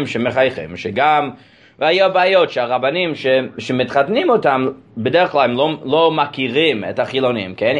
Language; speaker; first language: Hebrew; non-native, fluent; English